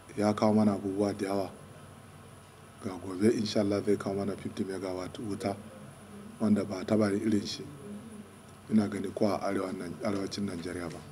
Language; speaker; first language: Hausa; non-native, local second language; Kanuri